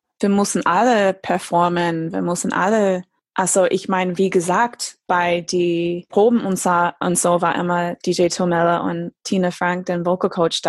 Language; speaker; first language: German; non-native, fluent; English